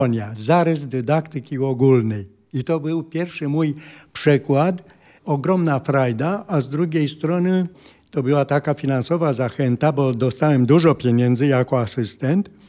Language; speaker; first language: Polish; non-native, fluent; Romanian